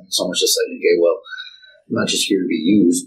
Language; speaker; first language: English; native; English